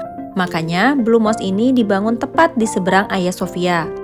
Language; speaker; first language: Indonesian; native; Indonesian